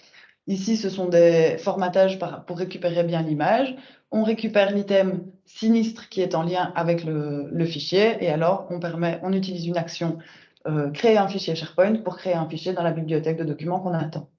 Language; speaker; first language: French; native; French